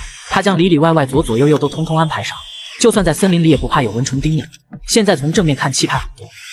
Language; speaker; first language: Chinese; native; Chinese